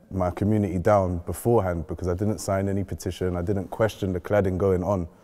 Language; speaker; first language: English; native; English